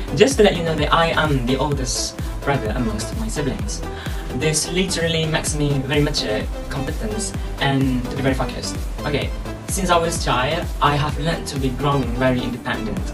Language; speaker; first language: English; non-native, local second language; Malay